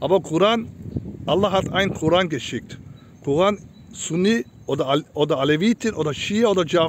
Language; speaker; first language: German; non-native, learner; Turkish